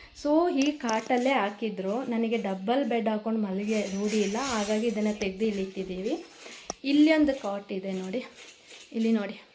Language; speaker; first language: Kannada; non-native, local second language; Kodava